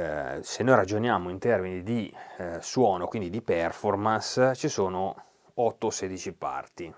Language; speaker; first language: Italian; native; Italian